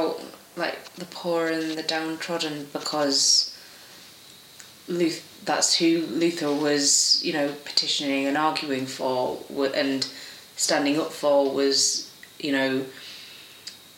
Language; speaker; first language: English; non-native, local second language; Estonian